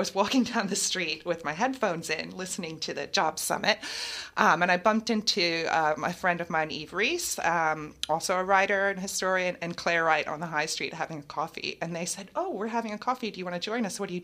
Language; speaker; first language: English; native; English